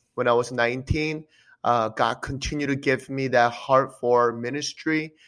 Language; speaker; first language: English; early bilingual, other home language; Korean